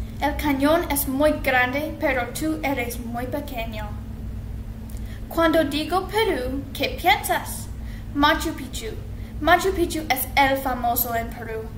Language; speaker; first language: Spanish; non-native, learner; English